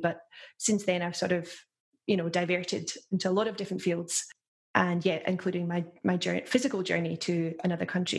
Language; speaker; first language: English; native; English